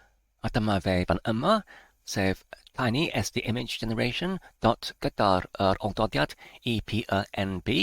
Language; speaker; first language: Welsh; non-native, learner; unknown